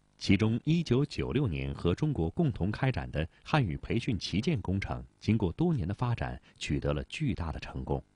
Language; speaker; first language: Chinese; native; Chinese